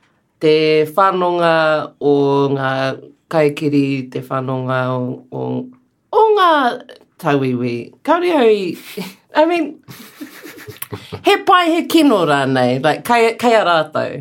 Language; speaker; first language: Māori; non-native, local second language; English